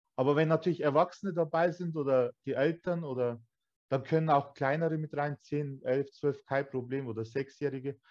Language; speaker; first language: German; early bilingual, other home language; Turkish